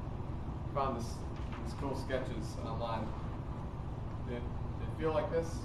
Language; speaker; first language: English; native; English